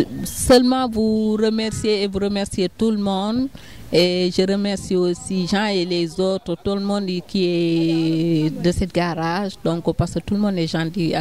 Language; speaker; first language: French; non-native, local second language; Wolof